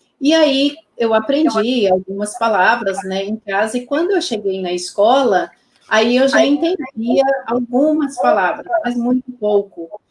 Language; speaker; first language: Portuguese; non-native, local second language; Low German